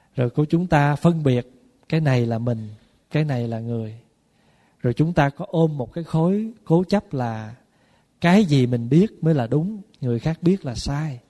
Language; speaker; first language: Vietnamese; early bilingual, other home language; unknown